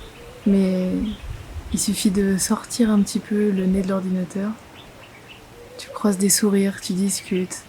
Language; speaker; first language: French; native; French